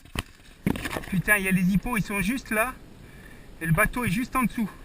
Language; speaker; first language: French; native; French